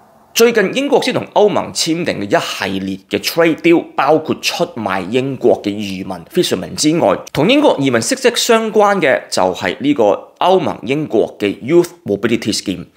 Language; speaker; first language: Cantonese; native; Cantonese